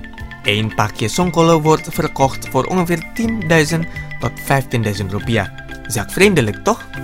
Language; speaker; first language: Dutch; non-native, fluent; Indonesian